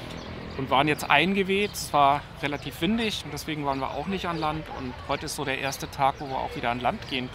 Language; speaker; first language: German; native; German